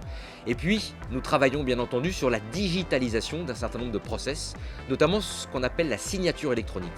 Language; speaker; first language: French; native; French